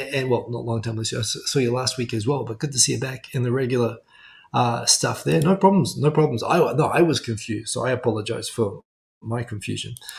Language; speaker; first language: English; native; English